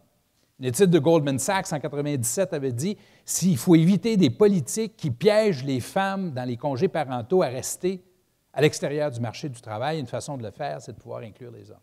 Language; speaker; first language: French; native; French